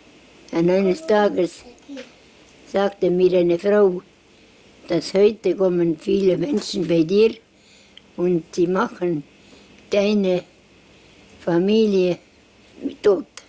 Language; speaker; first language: German; non-native, learner; Estonian